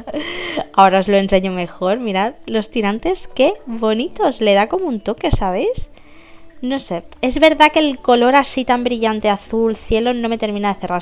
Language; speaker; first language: Spanish; native; Spanish